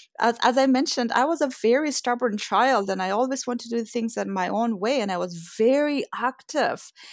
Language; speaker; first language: English; non-native, fluent; Persian